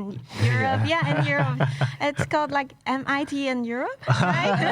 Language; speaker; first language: English; non-native, local second language; Chinese